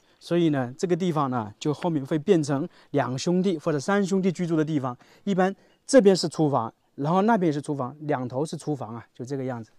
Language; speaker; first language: Chinese; native; Chinese